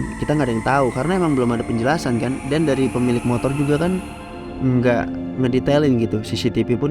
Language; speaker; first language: Indonesian; native; Indonesian